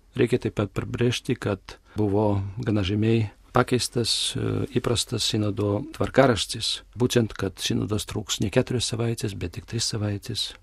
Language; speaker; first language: Lithuanian; early bilingual, heritage; Lithuanian